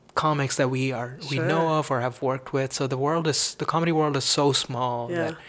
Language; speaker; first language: English; non-native, local second language; Tamil